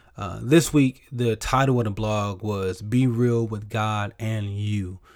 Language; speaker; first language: English; native; English